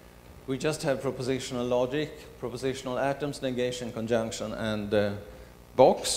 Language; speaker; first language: English; non-native, fluent; Swedish